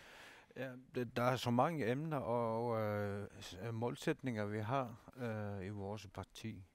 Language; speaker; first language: Danish; non-native, local second language; Kalaallisut